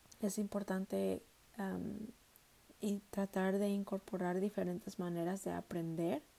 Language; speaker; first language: Spanish; early bilingual, heritage; Spanish